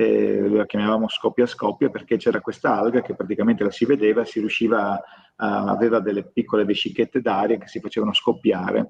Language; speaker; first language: Italian; native; Italian